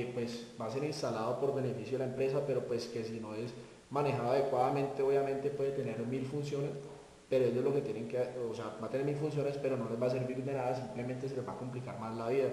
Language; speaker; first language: Spanish; native; Spanish